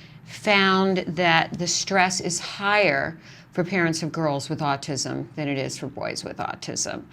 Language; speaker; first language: English; native; English